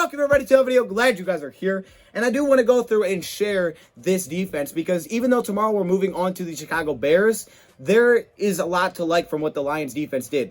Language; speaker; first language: English; native; English